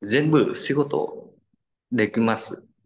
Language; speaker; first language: Japanese; non-native, learner; Vietnamese